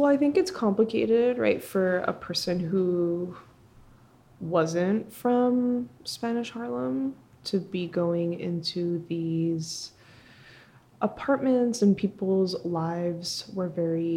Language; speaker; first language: English; early bilingual, other home language; Spanish